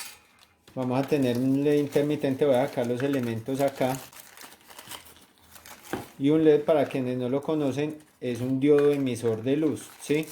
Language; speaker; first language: Spanish; native; Spanish